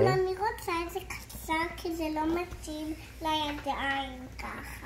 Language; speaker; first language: Hebrew; early bilingual, heritage; Hebrew